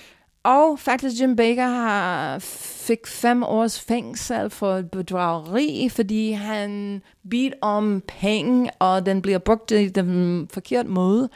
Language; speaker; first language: Danish; non-native, fluent; English